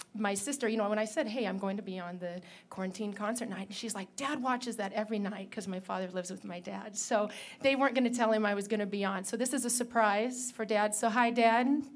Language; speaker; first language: English; native; English